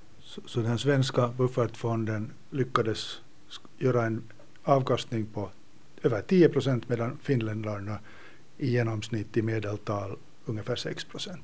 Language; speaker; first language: Swedish; native; Swedish